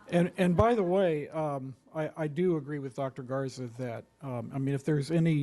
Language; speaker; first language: English; native; English